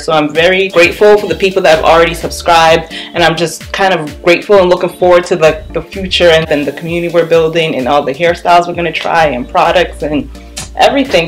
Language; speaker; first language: English; native; English